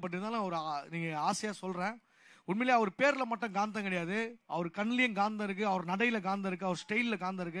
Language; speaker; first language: Tamil; native; Tamil